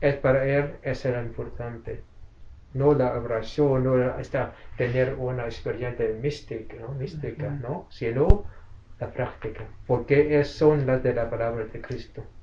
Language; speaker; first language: Spanish; non-native, fluent; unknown